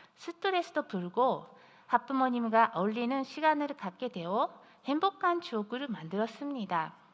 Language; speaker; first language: Korean; non-native, fluent; Japanese